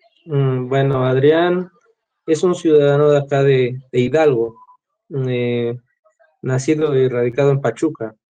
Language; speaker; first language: Spanish; native; Spanish